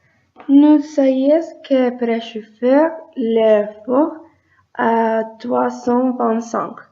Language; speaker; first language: French; non-native, learner; Spanish